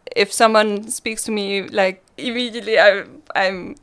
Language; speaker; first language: English; non-native, fluent; German